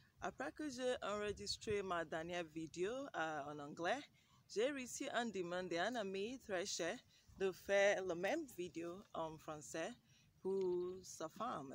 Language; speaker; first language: French; non-native, learner; English